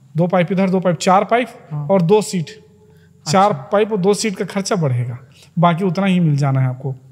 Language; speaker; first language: Hindi; native; Hindi